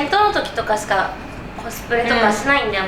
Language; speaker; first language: Japanese; native; Japanese